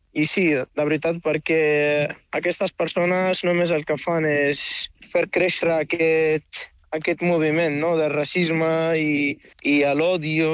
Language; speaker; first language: Catalan; non-native, fluent; Arabic